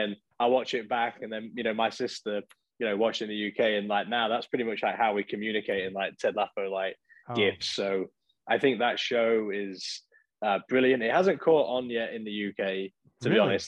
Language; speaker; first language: English; native; English